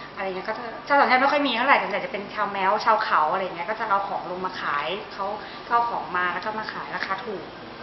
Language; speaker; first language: Thai; native; Thai